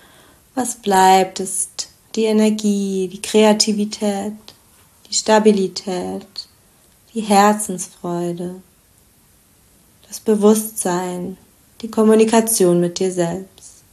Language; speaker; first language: German; native; German